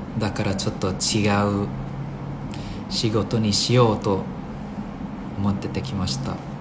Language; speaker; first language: Japanese; non-native, fluent; English